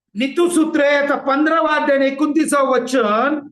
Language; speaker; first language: Hindi; non-native, local second language; Marathi